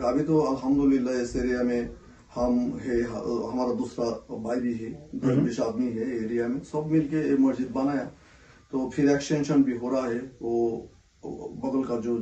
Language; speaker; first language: Hindi; non-native, local second language; Bangla